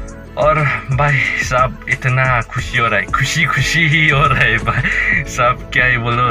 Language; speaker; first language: Hindi; non-native, learner; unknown